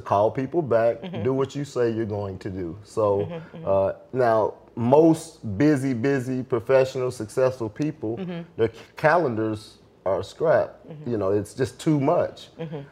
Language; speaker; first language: English; native; English